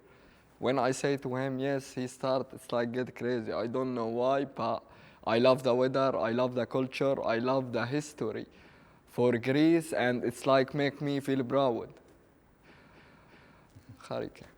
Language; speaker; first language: English; non-native, learner; Arabic